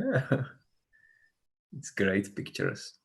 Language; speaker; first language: English; non-native, learner; Czech